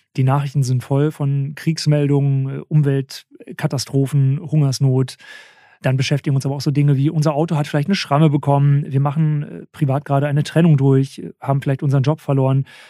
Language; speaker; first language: German; native; German